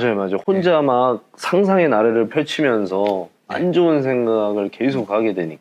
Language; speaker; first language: Korean; native; Korean